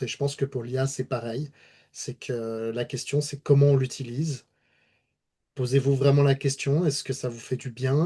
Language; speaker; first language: French; native; French